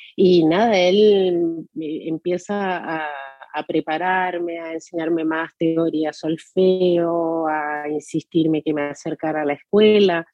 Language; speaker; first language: Spanish; native; Spanish